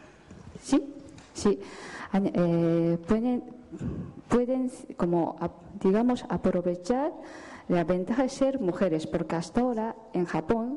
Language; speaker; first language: Spanish; non-native, fluent; Japanese